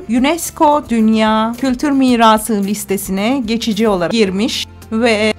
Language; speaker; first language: Turkish; native; Turkish